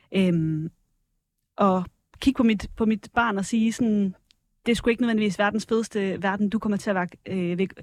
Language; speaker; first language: Danish; native; Danish